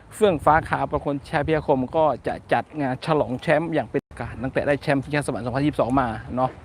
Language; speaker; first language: Thai; non-native, local second language; Northern Khmer